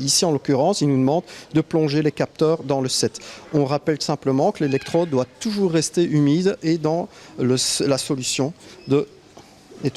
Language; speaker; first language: French; native; French